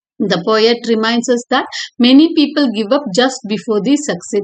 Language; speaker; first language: English; non-native, local second language; Tamil